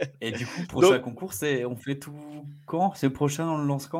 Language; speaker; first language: French; native; French